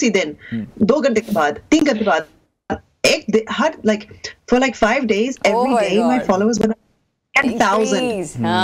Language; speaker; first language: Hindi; early bilingual, heritage; Hindi